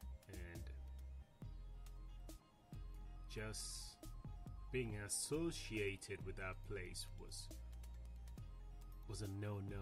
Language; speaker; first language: English; non-native, local second language; Krio